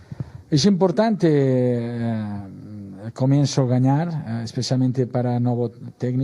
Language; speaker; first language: Portuguese; non-native, learner; Spanish